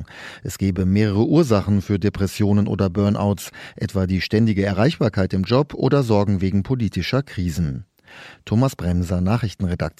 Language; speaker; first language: German; native; German